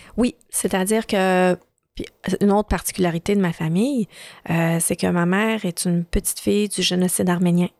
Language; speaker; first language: French; early bilingual, other home language; Arabic